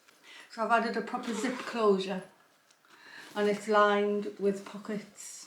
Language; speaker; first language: English; native; English